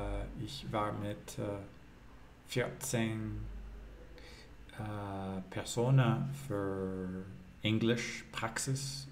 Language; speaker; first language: German; non-native, learner; English